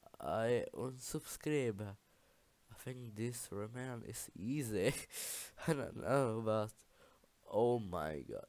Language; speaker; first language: English; non-native, learner; Czech